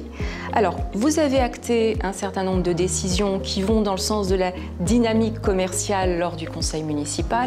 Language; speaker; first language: French; native; French